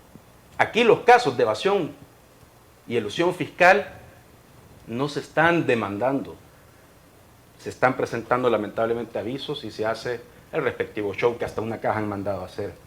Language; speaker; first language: Spanish; native; Spanish